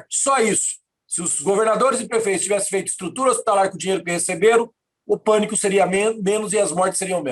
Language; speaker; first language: Portuguese; native; Portuguese